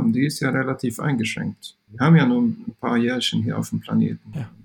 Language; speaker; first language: German; non-native, fluent; Swedish